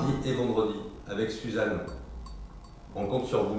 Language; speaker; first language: French; native; French